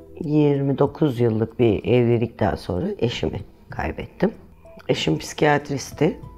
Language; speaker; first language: Turkish; native; Turkish